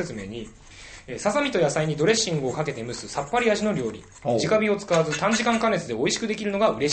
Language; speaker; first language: Japanese; native; Japanese